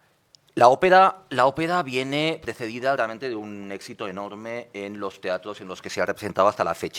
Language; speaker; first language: Spanish; native; Spanish